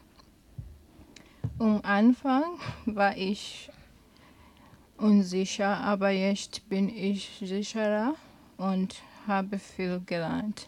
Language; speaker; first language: German; non-native, learner; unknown